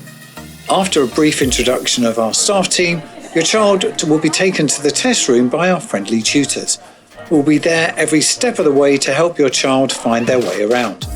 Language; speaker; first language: English; native; English